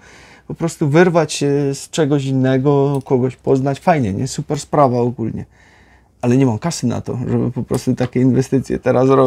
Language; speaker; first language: Polish; native; Polish